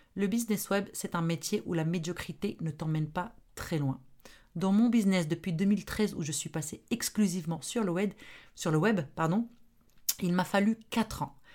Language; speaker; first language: French; non-native, local second language; Arabic